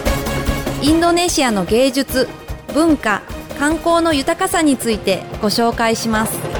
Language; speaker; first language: Japanese; non-native, fluent; Indonesian